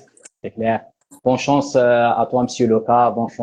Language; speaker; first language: French; non-native, learner; Arabic